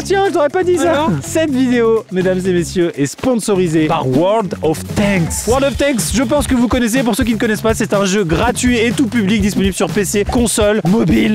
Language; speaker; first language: French; native; French